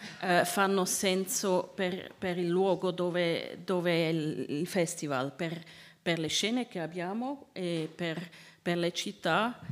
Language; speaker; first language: Italian; non-native, learner; Swiss German